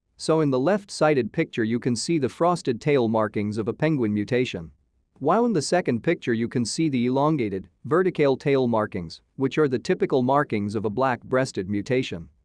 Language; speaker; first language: English; non-native, local second language; Urdu